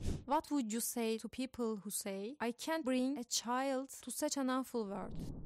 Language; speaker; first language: English; non-native, learner; Turkish